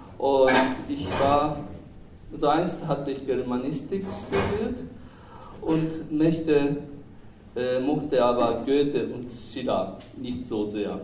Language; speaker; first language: German; non-native, fluent; Japanese